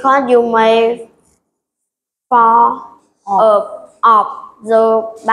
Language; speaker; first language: English; non-native, learner; Vietnamese